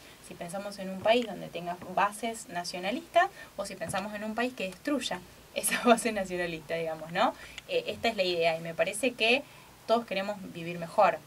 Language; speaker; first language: Spanish; native; Spanish